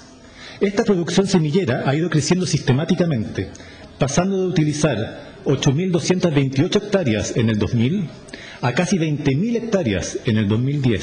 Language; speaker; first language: Spanish; native; Spanish